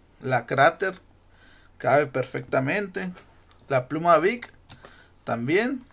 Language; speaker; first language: Spanish; native; Spanish